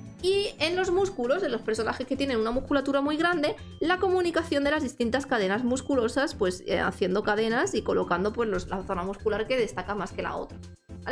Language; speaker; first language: Spanish; native; Spanish